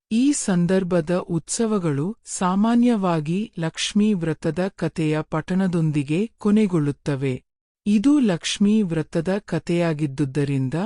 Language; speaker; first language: Kannada; native; Kannada